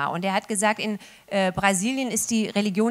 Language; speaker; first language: German; native; German